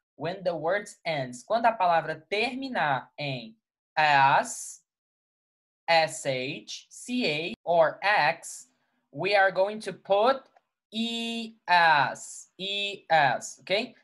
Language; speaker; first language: English; non-native, fluent; Portuguese